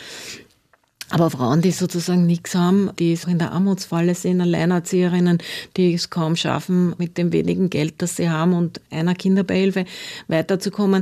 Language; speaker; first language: German; native; German